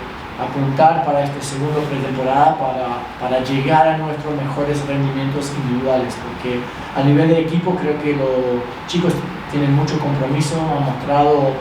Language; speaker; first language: Spanish; early bilingual, other home language; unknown